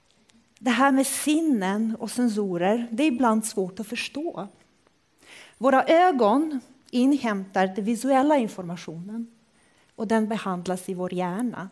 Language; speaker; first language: Swedish; non-native, fluent; Croatian